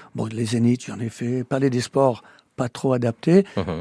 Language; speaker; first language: French; non-native, fluent; English